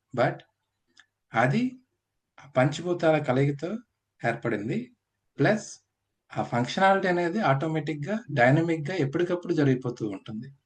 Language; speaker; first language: Telugu; native; Telugu